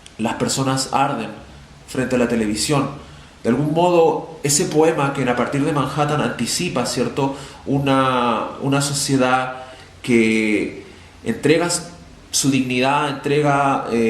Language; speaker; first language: Spanish; native; Spanish